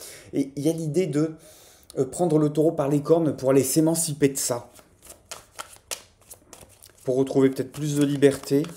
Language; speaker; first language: French; native; French